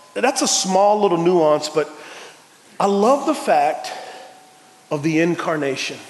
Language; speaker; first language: English; native; English